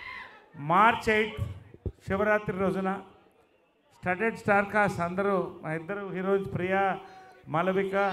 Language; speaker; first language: Telugu; native; Telugu